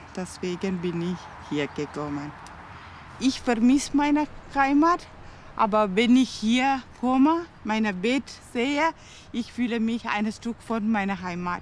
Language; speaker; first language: German; non-native, learner; Tamil